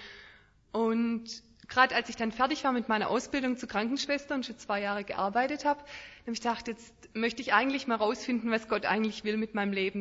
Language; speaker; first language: German; native; German